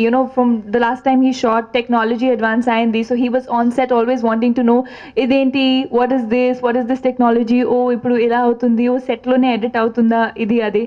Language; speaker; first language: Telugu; non-native, fluent; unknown